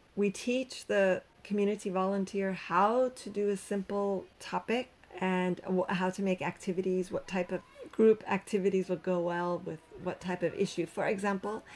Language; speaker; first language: English; native; English